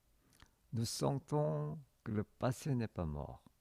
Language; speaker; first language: French; non-native, fluent; Korean